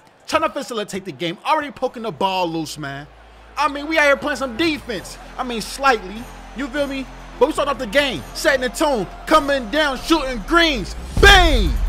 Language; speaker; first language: English; native; English